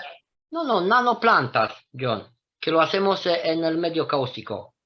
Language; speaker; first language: Spanish; non-native, fluent; Romanian